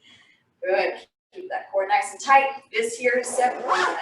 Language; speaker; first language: English; native; English